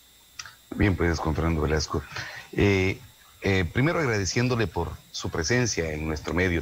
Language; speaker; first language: Spanish; native; Spanish